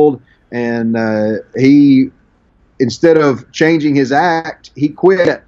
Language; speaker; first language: English; native; English